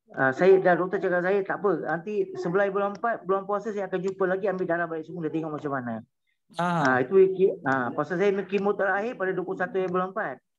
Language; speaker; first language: Malay; native; Malay